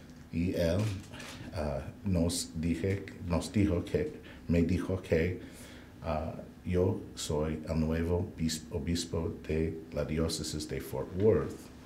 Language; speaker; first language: Spanish; non-native, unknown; English